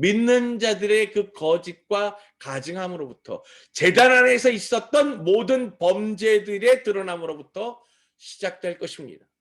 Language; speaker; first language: Korean; native; Korean